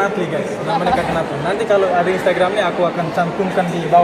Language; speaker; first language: Indonesian; non-native, local second language; Tetum